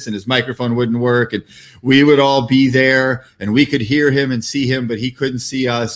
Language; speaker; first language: English; native; English